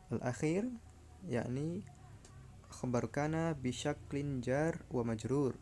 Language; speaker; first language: Arabic; non-native, learner; Indonesian